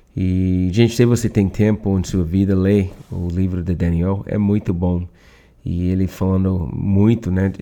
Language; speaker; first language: Portuguese; non-native, learner; English